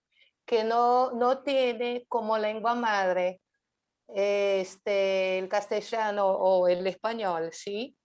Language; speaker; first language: Spanish; non-native, fluent; Portuguese